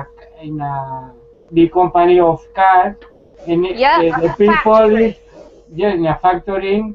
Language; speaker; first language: English; non-native, learner; Spanish